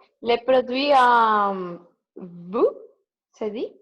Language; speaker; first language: French; non-native, learner; Spanish